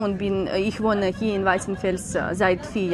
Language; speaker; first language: German; non-native, learner; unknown